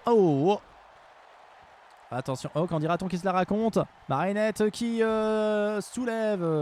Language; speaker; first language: French; native; French